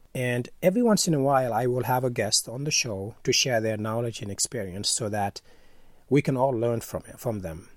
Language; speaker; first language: English; non-native, fluent; Wolof